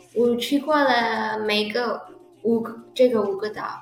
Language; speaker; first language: Chinese; early bilingual, heritage; Indonesian